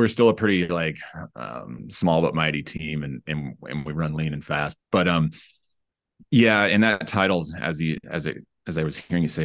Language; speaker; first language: English; native; English